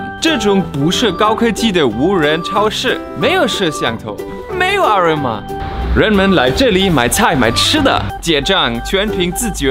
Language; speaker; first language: Chinese; non-native, fluent; German